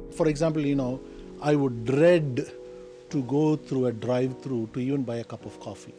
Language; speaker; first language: English; non-native, local second language; Tamil